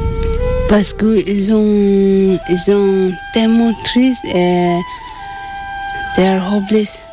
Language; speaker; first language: French; non-native, learner; Tibetan